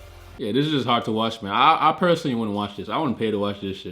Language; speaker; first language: English; native; English